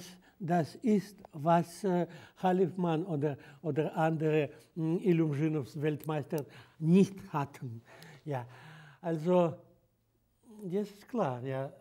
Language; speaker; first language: German; non-native, fluent; Russian